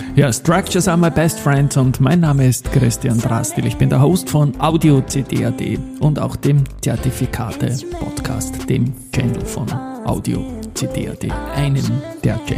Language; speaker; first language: German; native; German